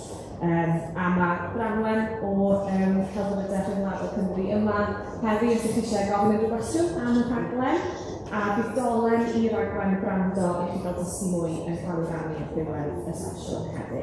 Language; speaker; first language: Welsh; native; Welsh